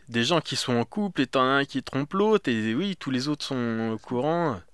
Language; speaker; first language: French; native; French